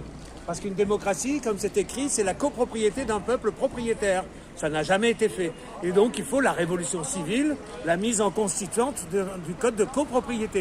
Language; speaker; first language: French; native; French